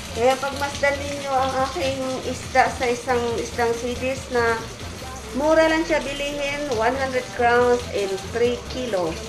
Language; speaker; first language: Filipino; native; Filipino